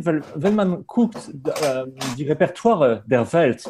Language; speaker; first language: German; non-native, fluent; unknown